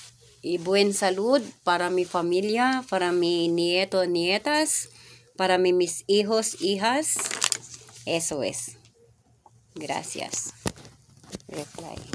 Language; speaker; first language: Spanish; non-native, learner; Filipino